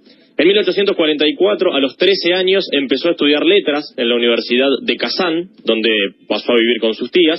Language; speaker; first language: Spanish; native; Spanish